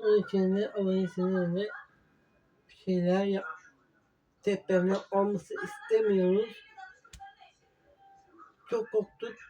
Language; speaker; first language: Turkish; non-native, learner; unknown